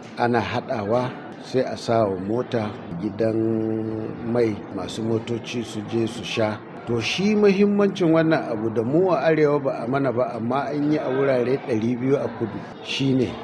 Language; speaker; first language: Hausa; native; Hausa